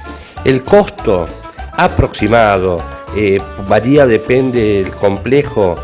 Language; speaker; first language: Spanish; native; Spanish